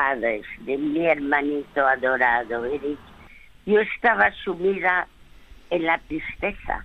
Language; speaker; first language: Spanish; early bilingual, other home language; French